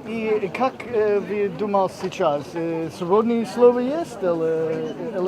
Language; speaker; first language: Russian; non-native, learner; English